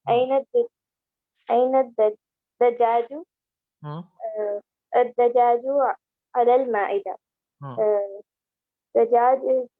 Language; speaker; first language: Arabic; non-native, learner; Urdu